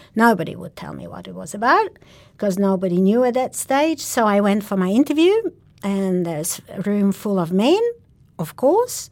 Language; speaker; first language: English; non-native, fluent; Polish